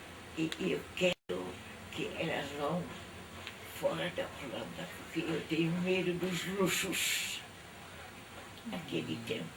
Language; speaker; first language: Portuguese; non-native, fluent; Dutch